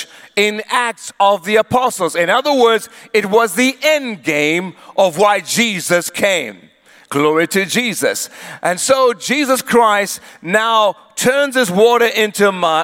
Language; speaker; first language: English; non-native, local second language; Swati